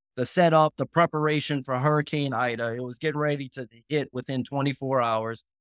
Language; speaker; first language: English; native; English